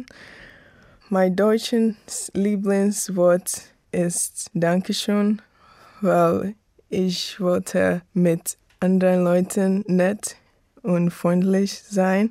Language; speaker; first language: German; non-native, learner; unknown